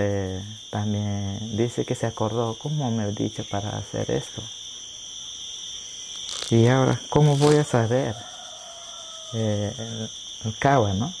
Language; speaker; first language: Spanish; non-native, local second language; Shipibo-Conibo